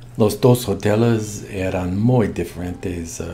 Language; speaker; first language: Spanish; non-native, learner; English